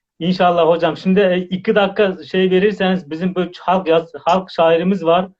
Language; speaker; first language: Turkish; non-native, fluent; Uzbek